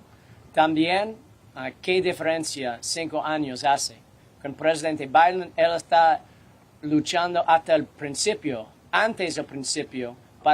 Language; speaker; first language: Spanish; non-native, learner; English